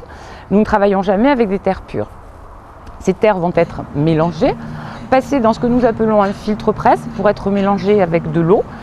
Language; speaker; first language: French; native; French